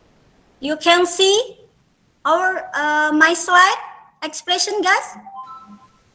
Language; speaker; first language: English; non-native, fluent; Indonesian